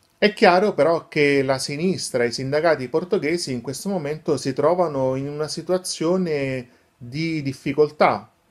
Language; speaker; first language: Italian; native; Italian